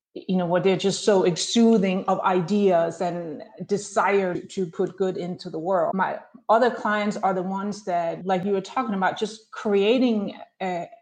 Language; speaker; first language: English; non-native, fluent; Danish